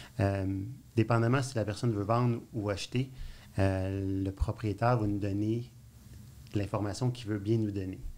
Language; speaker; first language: French; native; French